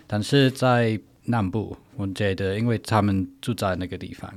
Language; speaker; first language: Chinese; non-native, learner; English